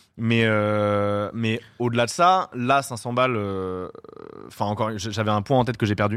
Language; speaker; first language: French; native; French